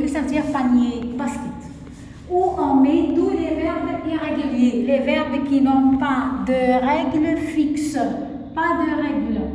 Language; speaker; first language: French; non-native, fluent; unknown